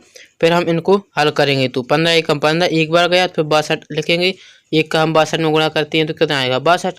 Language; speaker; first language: Hindi; native; Hindi